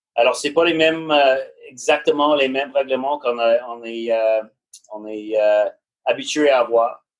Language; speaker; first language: French; non-native, learner; English